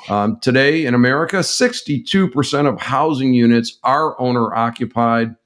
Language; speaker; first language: English; native; English